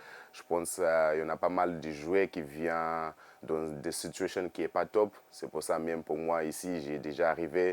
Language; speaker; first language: French; non-native, fluent; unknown